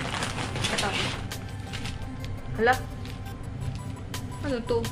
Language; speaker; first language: Filipino; native; Filipino